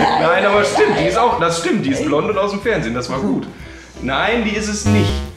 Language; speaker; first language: German; native; German